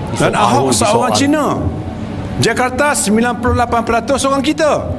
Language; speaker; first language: Malay; native; Malay